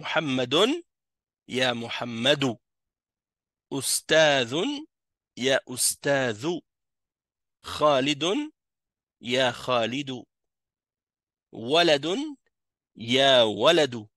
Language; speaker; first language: Arabic; non-native, fluent; French